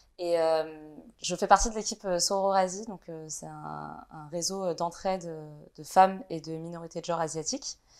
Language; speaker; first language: French; early bilingual, other home language; Vietnamese